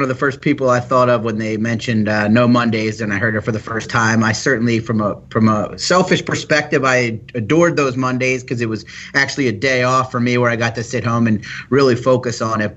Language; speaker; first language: English; native; English